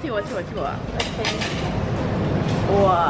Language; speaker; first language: Korean; non-native, learner; Indonesian